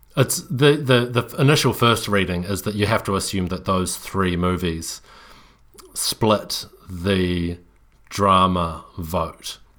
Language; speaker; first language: English; native; English